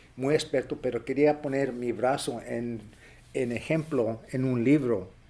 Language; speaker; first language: Spanish; early bilingual, other home language; English